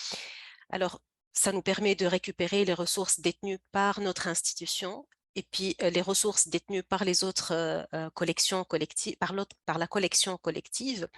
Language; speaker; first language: French; native; French